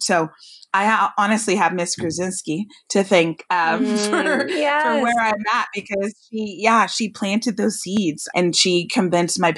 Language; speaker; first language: English; native; English